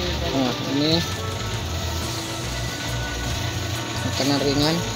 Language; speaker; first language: Indonesian; non-native, local second language; Sundanese